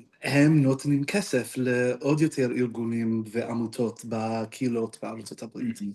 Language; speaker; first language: Hebrew; non-native, fluent; English